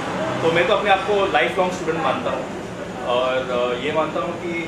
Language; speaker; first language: Hindi; native; Hindi